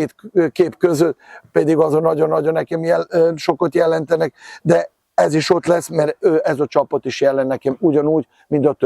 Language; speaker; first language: Hungarian; non-native, fluent; Serbian